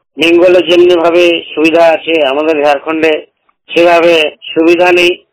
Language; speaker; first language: Bangla; non-native, local second language; Hindi